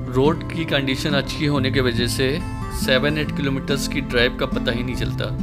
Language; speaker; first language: Hindi; native; Hindi